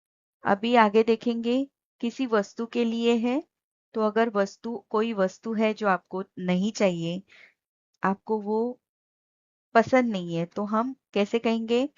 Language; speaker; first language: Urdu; non-native, local second language; Marathi